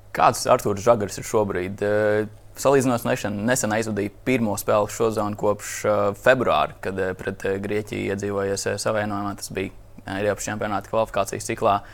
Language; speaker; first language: Latvian; native; Latvian